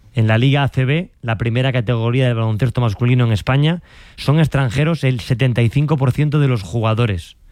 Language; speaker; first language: Spanish; native; Spanish